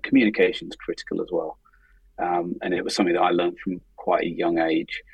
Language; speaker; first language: English; native; English